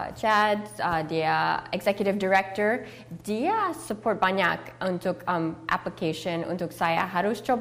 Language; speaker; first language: Indonesian; early bilingual, heritage; English